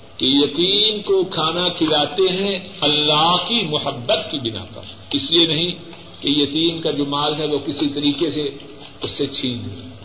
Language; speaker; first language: Urdu; non-native, local second language; Punjabi